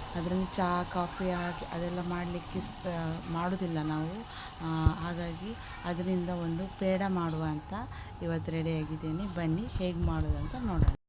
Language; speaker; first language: Kannada; non-native, local second language; Tulu